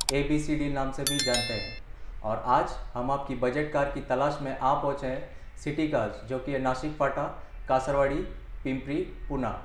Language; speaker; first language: Hindi; non-native, local second language; Marathi